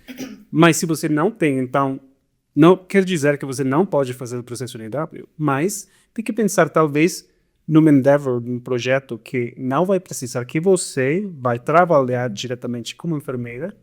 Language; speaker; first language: Portuguese; non-native, fluent; Spanish